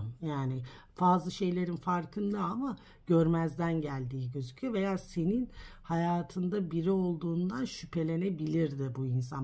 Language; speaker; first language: Turkish; early bilingual, heritage; Turkish